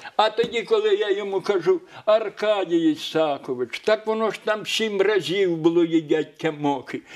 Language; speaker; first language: Ukrainian; native; Ukrainian